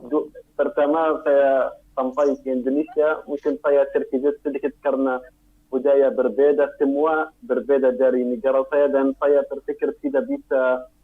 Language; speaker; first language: Indonesian; non-native, learner; Arabic